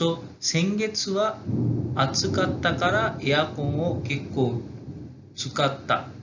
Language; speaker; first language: Japanese; non-native, fluent; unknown